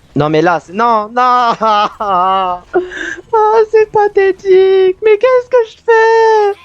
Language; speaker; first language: French; native; French